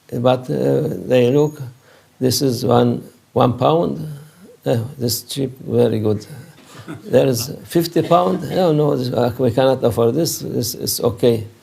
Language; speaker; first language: English; non-native, learner; Turkish